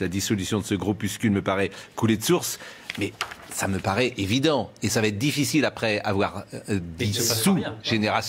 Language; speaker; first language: French; native; French